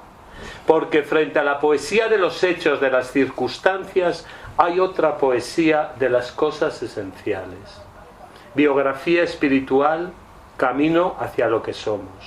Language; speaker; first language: Spanish; native; Spanish